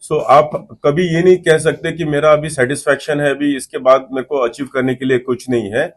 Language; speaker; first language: Hindi; non-native, local second language; Marathi